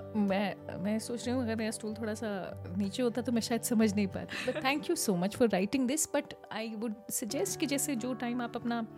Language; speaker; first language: Hindi; native; Hindi